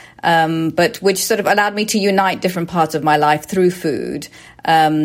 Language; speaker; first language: English; native; English